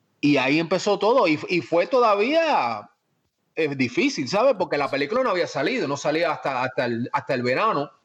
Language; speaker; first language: Spanish; early bilingual, heritage; Spanish